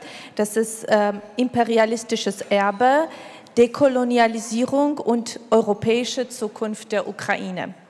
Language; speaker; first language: German; non-native, fluent; Georgian